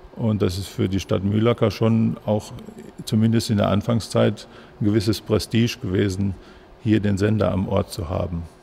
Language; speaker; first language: German; native; German